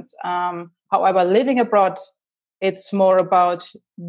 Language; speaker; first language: English; non-native, fluent; German